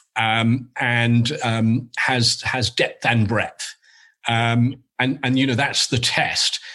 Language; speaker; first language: English; native; English